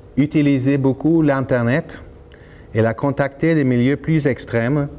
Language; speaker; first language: French; non-native, learner; Norwegian